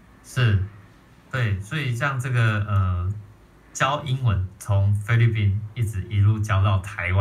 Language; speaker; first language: Chinese; native; Chinese